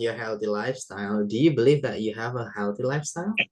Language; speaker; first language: English; non-native, fluent; Indonesian